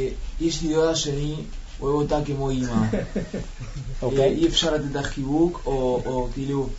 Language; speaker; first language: Hebrew; non-native, learner; Spanish